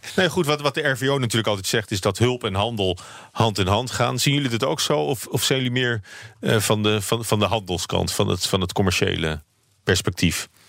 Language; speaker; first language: Dutch; native; Dutch